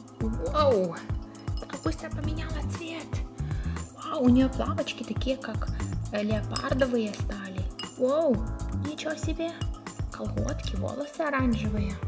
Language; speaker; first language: Russian; native; Russian